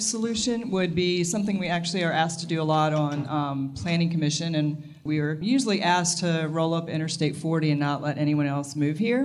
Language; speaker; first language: English; native; English